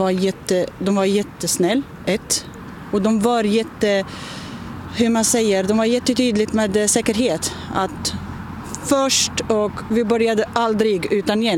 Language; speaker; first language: Swedish; non-native, learner; Arabic